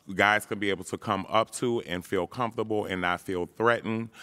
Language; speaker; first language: English; native; English